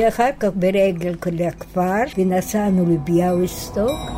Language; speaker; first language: Hebrew; non-native, fluent; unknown